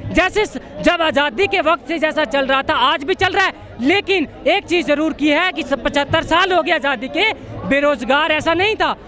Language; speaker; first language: Hindi; native; Hindi